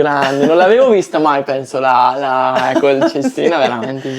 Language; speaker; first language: Italian; native; Italian